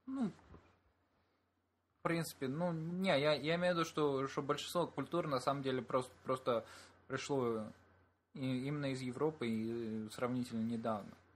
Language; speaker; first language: Russian; native; Russian